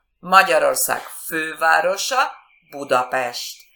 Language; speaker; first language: Hungarian; non-native, learner; Spanish